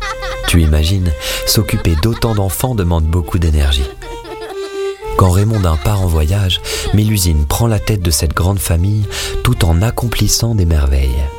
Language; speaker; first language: French; native; French